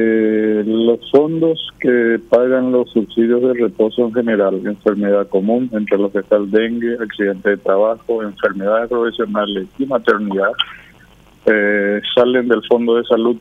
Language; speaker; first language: Spanish; native; Spanish